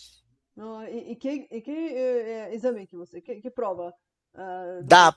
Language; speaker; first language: Portuguese; non-native, fluent; Bulgarian